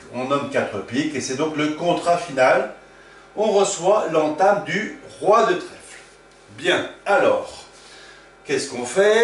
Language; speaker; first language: French; native; French